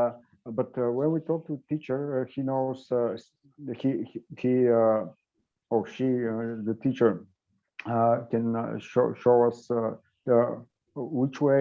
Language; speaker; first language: English; non-native, learner; Bulgarian